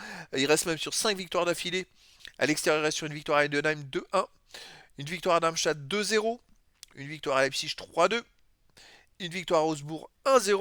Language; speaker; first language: French; native; French